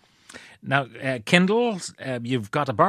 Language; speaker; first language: English; native; English